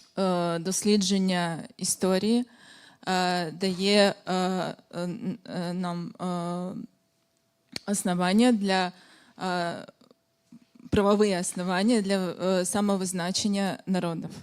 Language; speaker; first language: Ukrainian; non-native, fluent; Russian